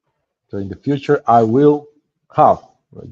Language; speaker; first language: English; non-native, fluent; Spanish